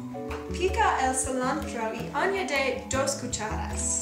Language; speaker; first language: Spanish; non-native, learner; English